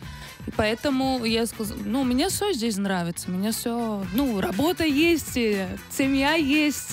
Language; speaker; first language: Russian; non-native, learner; Portuguese